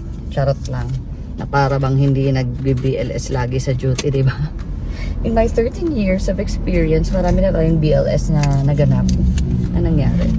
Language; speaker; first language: Filipino; native; Filipino